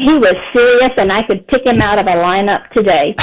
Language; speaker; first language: English; native; English